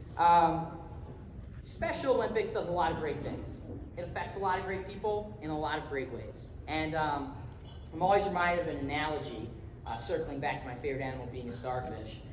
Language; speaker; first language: English; native; English